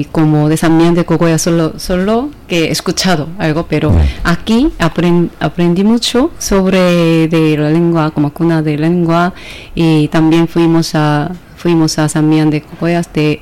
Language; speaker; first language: Spanish; non-native, fluent; Korean